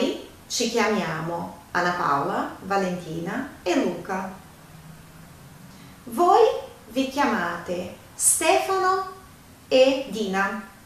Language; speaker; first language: Italian; non-native, fluent; Portuguese